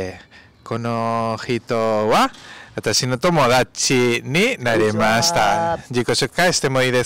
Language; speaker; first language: Japanese; non-native, learner; Spanish